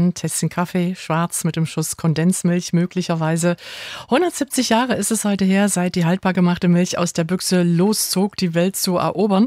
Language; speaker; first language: German; native; German